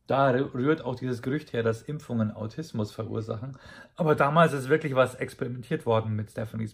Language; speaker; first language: German; native; German